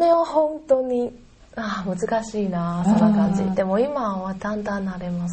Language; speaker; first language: Japanese; non-native, learner; Chinese